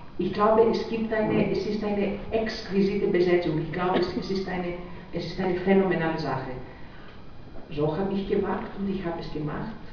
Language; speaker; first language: German; non-native, fluent; Greek